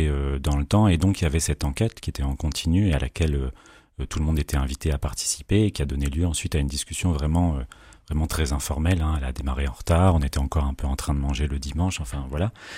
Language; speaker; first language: French; native; French